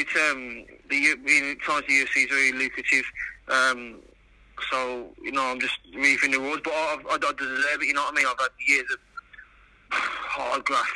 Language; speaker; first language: English; native; English